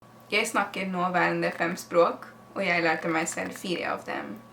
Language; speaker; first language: Norwegian; non-native, learner; Spanish